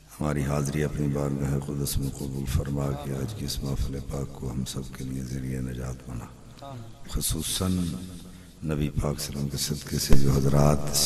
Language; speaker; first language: Urdu; non-native, local second language; Punjabi